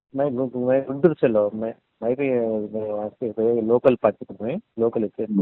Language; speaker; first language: Hindi; non-native, local second language; Telugu